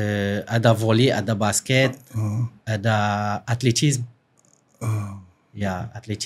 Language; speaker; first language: Indonesian; non-native, fluent; Arabic